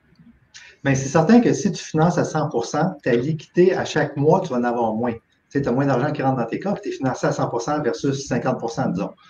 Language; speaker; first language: French; native; French